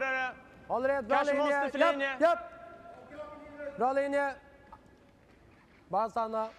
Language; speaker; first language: Swedish; native; Swedish